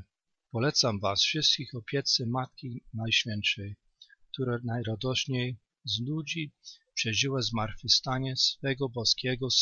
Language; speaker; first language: Polish; native; Polish